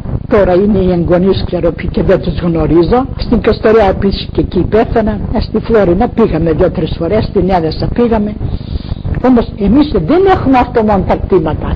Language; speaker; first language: Greek; non-native, local second language; Macedonian